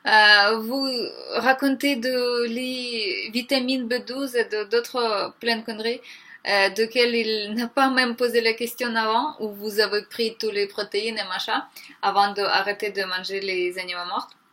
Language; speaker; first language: French; non-native, learner; Ukrainian